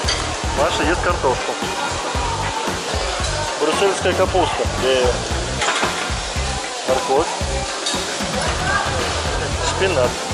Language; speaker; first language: Russian; native; Russian